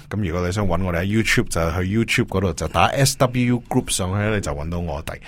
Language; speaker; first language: Cantonese; early bilingual, heritage; Cantonese